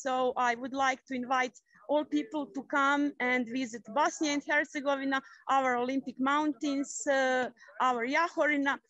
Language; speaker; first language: English; non-native, fluent; Croatian